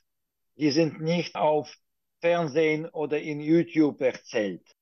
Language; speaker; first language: German; non-native, fluent; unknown